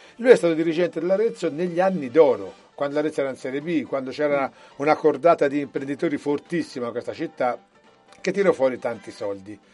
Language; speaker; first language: Italian; early bilingual, heritage; Italian